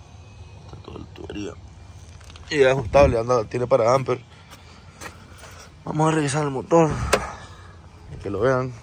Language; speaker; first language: Spanish; native; Spanish